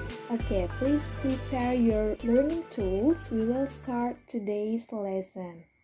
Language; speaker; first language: English; non-native, fluent; Indonesian